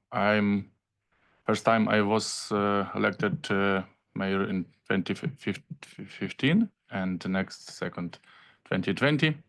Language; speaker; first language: English; non-native, learner; Ukrainian